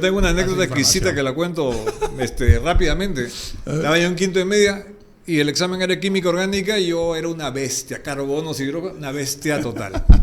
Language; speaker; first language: Spanish; native; Spanish